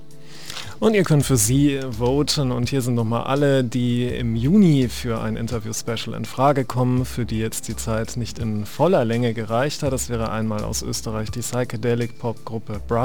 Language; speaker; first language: German; native; German